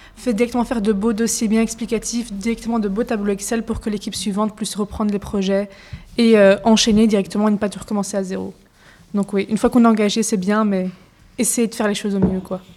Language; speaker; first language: French; native; French